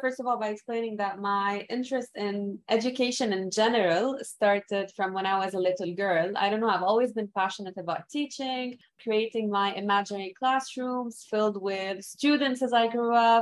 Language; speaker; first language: English; non-native, fluent; Arabic